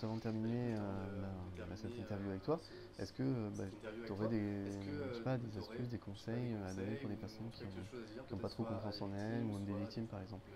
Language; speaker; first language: French; native; French